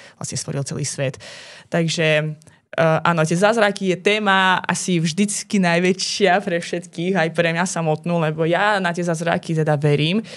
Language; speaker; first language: Slovak; non-native, fluent; Azerbaijani